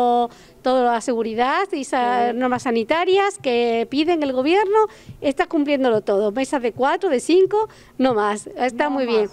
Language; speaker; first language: Spanish; native; Spanish